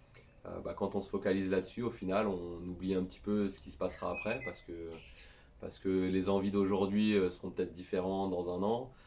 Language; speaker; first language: French; native; French